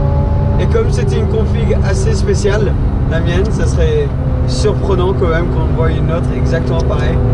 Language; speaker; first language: French; native; French